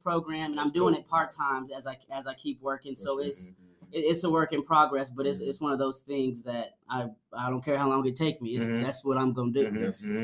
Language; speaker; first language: English; native; English